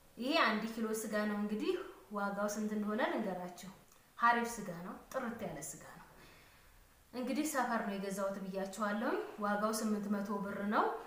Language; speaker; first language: Amharic; native; Amharic